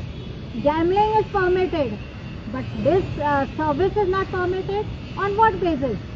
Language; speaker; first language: English; non-native, local second language; Hindi